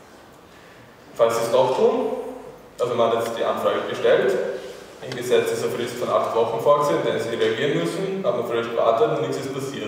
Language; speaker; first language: German; native; German